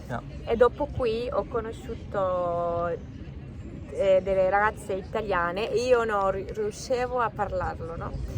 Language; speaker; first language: Italian; non-native, learner; Spanish